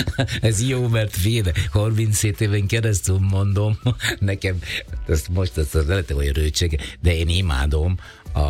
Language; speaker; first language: Hungarian; non-native, fluent; Italian